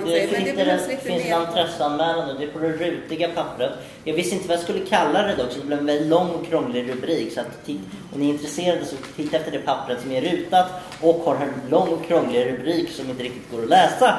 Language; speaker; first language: Swedish; native; Swedish